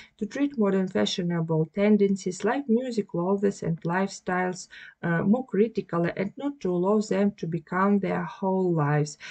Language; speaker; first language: English; non-native, fluent; Ukrainian